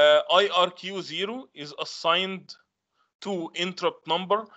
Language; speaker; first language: English; non-native, fluent; Arabic